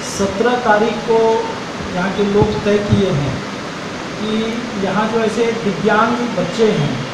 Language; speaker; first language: Hindi; native; Hindi